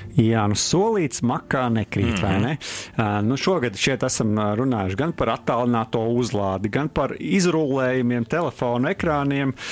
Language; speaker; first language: Latvian; native; Latvian